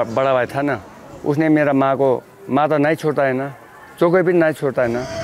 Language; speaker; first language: Hindi; non-native, learner; Nepali